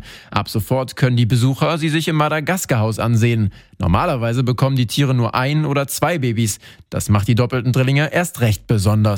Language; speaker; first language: German; native; German